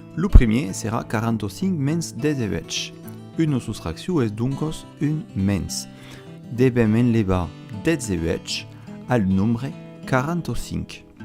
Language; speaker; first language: Occitan; non-native, local second language; French